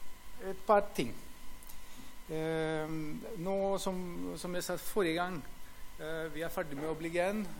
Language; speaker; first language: Norwegian; non-native, fluent; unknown